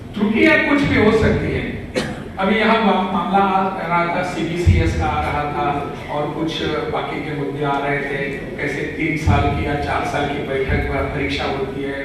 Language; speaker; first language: Hindi; non-native, local second language; Konkani